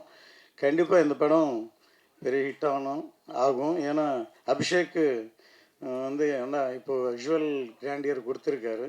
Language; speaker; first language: Tamil; native; Tamil